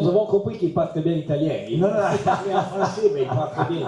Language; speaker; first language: French; non-native, learner; Italian